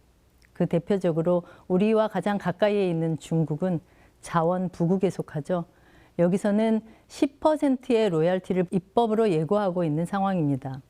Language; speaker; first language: Korean; native; Korean